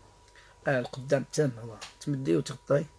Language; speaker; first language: Arabic; native; Arabic